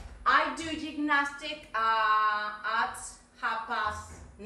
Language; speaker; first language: English; non-native, fluent; Spanish